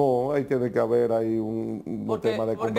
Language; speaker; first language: Spanish; native; Spanish